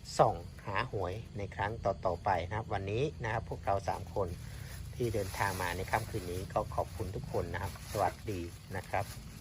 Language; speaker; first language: Thai; non-native, local second language; Northern Khmer